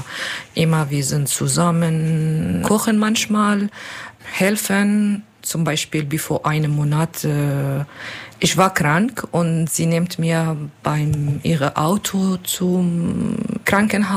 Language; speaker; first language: German; non-native, learner; Turkish